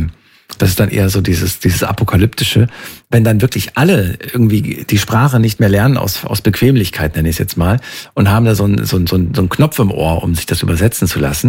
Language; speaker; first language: German; native; German